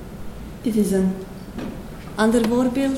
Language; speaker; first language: Dutch; non-native, fluent; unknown